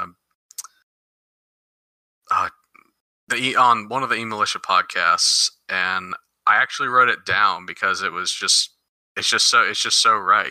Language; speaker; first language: English; native; English